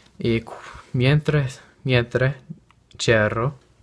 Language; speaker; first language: Italian; non-native, learner; English